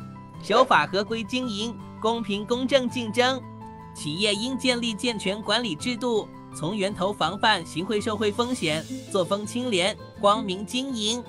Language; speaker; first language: Chinese; native; Chinese